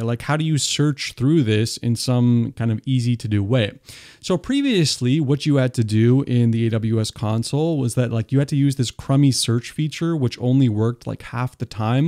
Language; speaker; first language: English; native; English